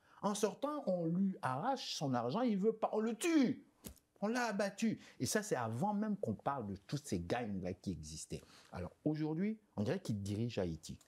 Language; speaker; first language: French; non-native, local second language; Lingala